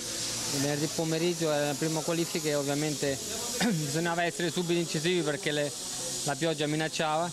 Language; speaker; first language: Italian; native; Italian